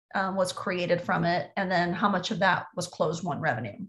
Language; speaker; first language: English; native; English